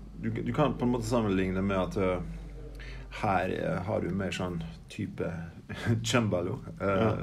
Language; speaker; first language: Norwegian; native; Norwegian